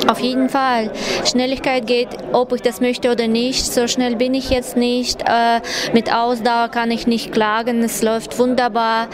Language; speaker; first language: German; non-native, fluent; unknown